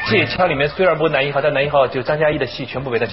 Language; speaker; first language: Chinese; native; Chinese